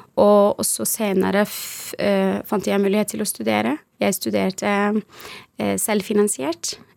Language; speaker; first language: Norwegian; non-native, fluent; Arabic